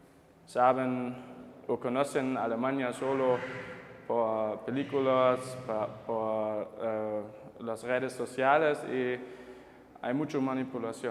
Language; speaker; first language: Spanish; non-native, fluent; German